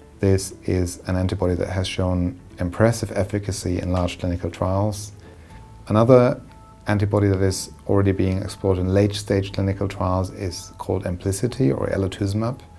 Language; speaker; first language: English; non-native, fluent; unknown